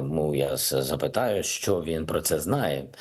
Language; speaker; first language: Ukrainian; non-native, local second language; Russian